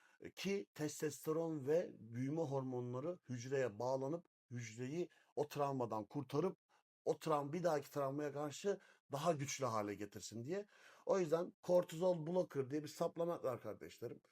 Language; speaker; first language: Turkish; native; Turkish